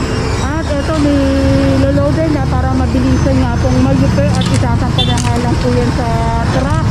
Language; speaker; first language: Filipino; native; Filipino